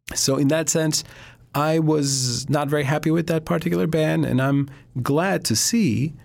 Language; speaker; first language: English; non-native, fluent; Turkish